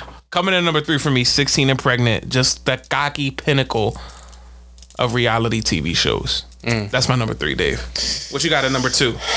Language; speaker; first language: English; native; English